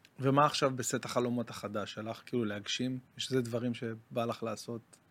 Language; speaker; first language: Hebrew; native; Hebrew